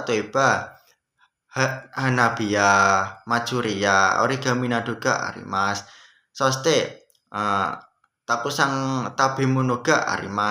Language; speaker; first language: Japanese; non-native, learner; Indonesian